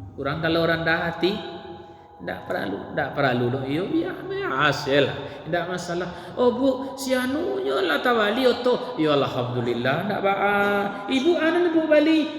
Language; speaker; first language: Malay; non-native, local second language; Minangkabau